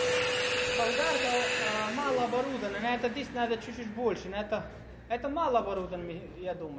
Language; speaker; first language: Russian; non-native, learner; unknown